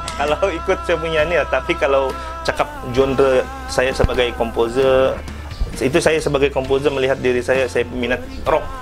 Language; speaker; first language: Malay; native; Malay